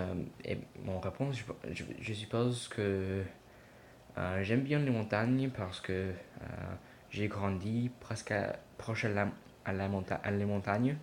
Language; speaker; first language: French; non-native, learner; English